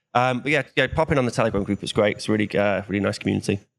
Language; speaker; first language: English; native; English